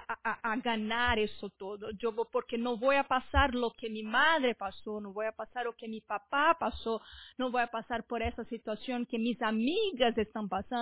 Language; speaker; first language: Spanish; non-native, fluent; Portuguese